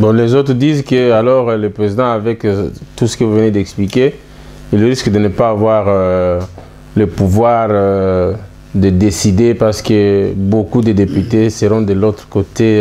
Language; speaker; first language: French; non-native, local second language; Lingala